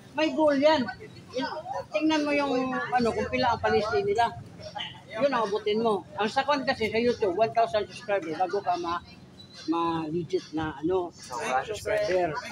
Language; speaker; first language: Filipino; non-native, local second language; Cebuano